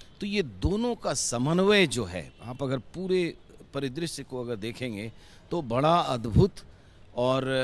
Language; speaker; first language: Hindi; native; Hindi